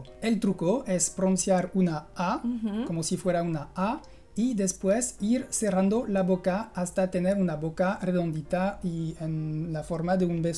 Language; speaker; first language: Spanish; non-native, fluent; French